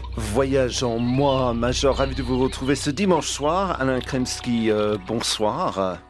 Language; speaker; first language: French; non-native, fluent; English